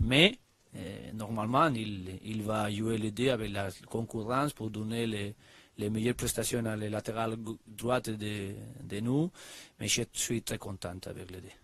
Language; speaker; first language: French; non-native, learner; Spanish